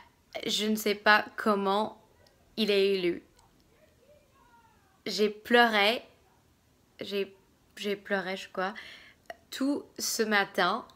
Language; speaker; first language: French; non-native, fluent; English